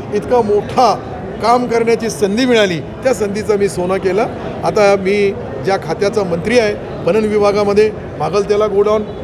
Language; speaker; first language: Marathi; non-native, local second language; Urdu